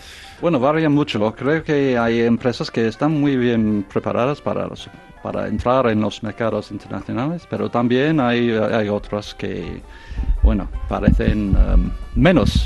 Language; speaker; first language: Spanish; non-native, fluent; English